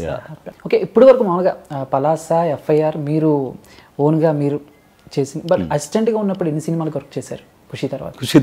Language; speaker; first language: Telugu; native; Telugu